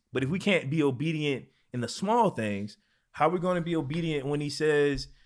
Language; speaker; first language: English; native; English